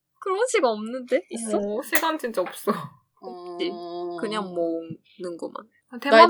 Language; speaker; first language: Korean; non-native, fluent; Japanese